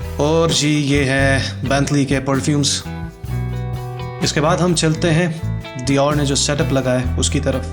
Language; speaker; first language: Urdu; non-native, local second language; Pashto